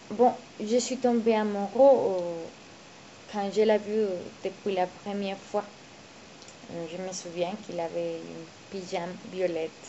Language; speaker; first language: French; non-native, learner; Spanish